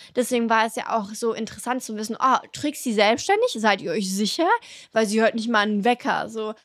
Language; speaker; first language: German; early bilingual, other home language; French